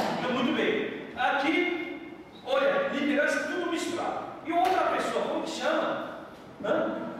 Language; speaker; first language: Portuguese; non-native, fluent; Korean